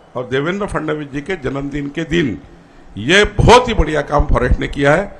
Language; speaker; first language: Hindi; non-native, local second language; Marathi